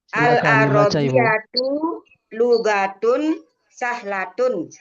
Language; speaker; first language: Arabic; non-native, learner; Indonesian